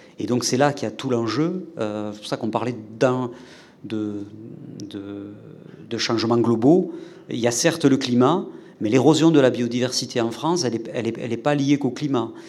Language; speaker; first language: French; native; French